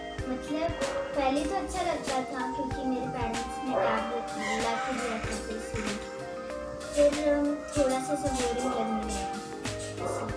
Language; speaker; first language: Hindi; non-native, local second language; Malayalam